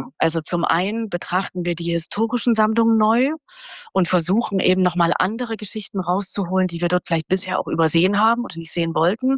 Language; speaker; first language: German; native; German